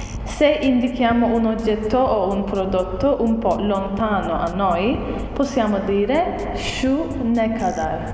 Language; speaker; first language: Italian; non-native, fluent; Turkish